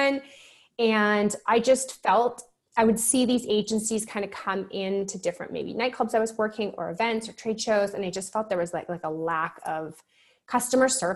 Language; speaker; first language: English; native; English